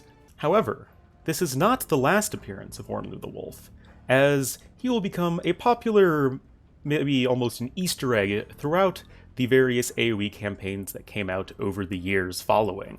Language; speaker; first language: English; native; English